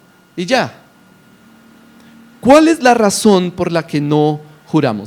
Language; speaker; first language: Spanish; native; Spanish